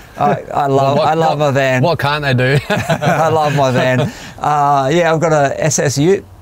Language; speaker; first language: English; native; English